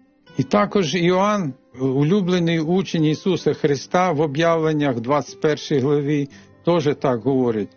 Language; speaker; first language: Ukrainian; native; Ukrainian